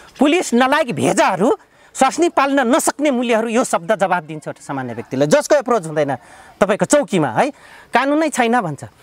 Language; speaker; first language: Nepali; non-native, local second language; Rana Tharu